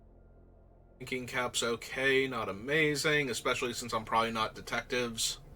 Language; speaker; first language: English; native; English